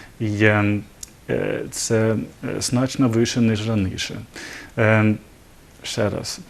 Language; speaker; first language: Ukrainian; non-native, learner; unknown